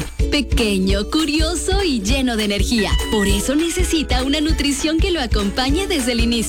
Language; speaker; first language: Spanish; native; Spanish